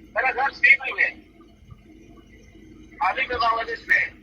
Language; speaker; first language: Hindi; non-native, learner; Bangla